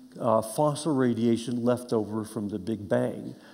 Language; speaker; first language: English; native; English